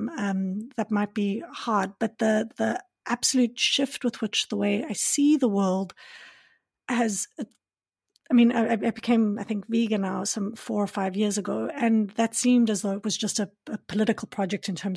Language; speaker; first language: English; native; English